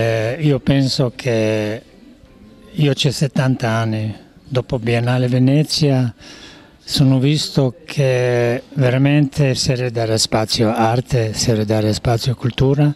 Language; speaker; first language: Italian; non-native, learner; Serbian